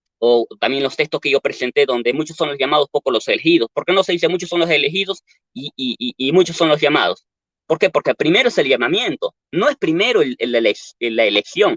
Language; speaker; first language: Spanish; native; Spanish